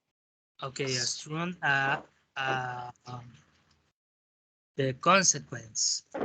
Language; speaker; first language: English; non-native, learner; Spanish